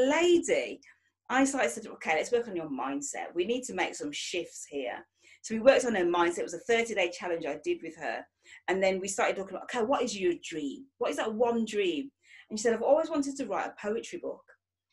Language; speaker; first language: English; native; English